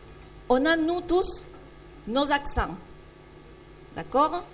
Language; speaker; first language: French; non-native, fluent; Spanish